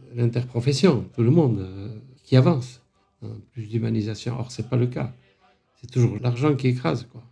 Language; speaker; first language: French; native; French